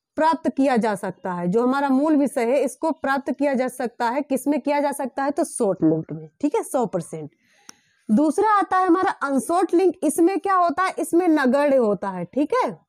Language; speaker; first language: Hindi; native; Hindi